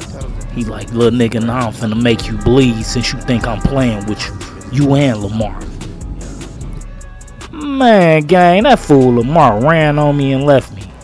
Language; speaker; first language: English; native; English